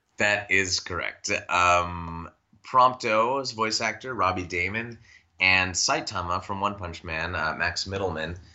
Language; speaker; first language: English; native; English